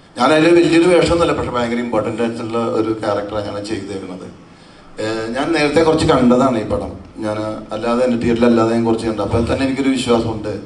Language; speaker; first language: Malayalam; native; Malayalam